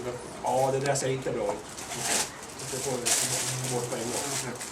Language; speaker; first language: Swedish; native; Swedish